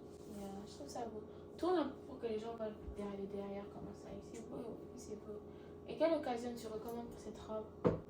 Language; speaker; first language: French; non-native, learner; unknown